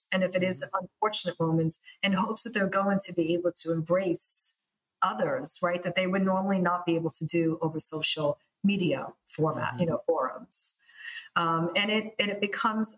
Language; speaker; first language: English; early bilingual, other home language; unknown